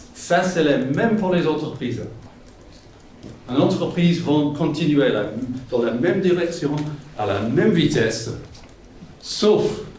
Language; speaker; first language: French; non-native, fluent; English